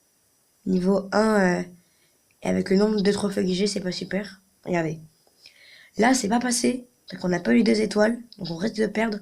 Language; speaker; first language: French; native; French